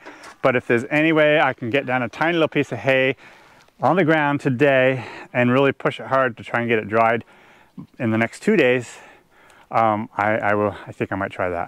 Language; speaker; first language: English; native; English